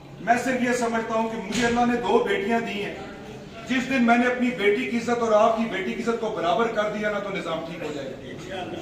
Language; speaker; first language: Urdu; non-native, local second language; Punjabi